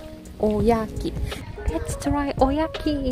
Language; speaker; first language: English; non-native, learner; Japanese